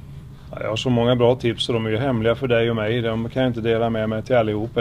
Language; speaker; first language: Swedish; native; Swedish